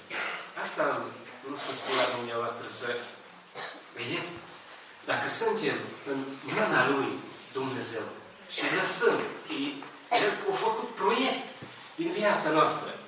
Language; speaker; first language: Romanian; non-native, learner; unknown